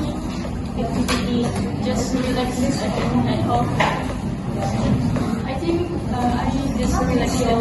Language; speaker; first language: English; non-native, learner; Indonesian